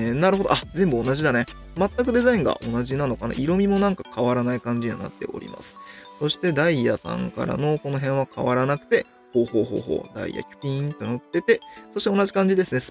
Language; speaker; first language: Japanese; native; Japanese